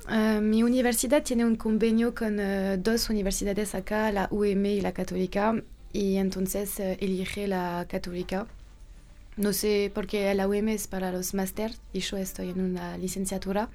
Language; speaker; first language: Spanish; non-native, learner; French